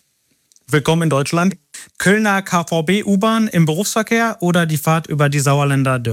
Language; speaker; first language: German; native; German